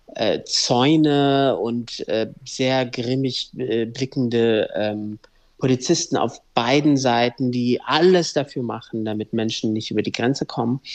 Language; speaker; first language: German; early bilingual, other home language; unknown